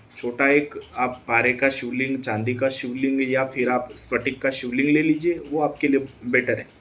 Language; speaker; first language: Hindi; non-native, local second language; Marathi